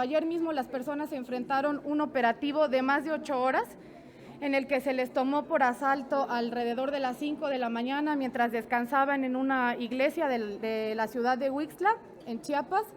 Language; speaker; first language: Spanish; native; Spanish